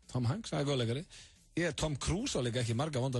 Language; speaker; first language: Icelandic; native; Icelandic